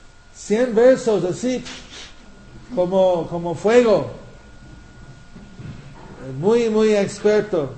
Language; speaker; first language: Spanish; non-native, fluent; English